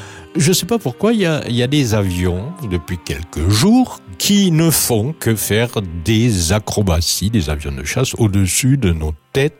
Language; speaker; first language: French; native; French